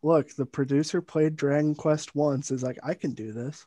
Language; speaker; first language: English; native; English